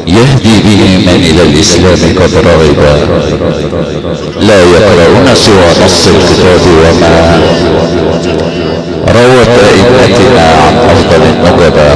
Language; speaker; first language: Arabic; native; Arabic